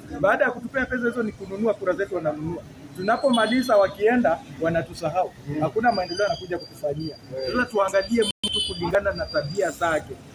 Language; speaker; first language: Swahili; non-native, local second language; Luyia